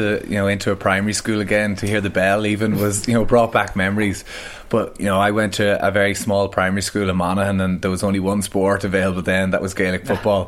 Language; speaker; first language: English; native; English